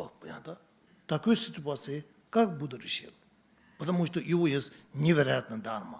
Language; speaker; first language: Russian; non-native, learner; Tibetan